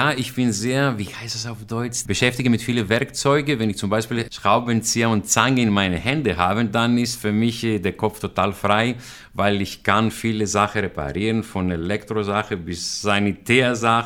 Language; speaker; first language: German; non-native, fluent; Greek